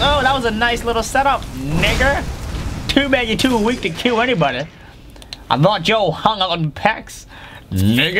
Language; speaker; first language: English; native; English